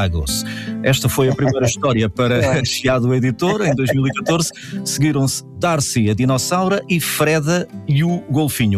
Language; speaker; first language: Portuguese; native; Portuguese